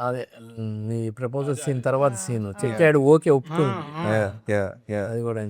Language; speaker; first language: Telugu; native; Telugu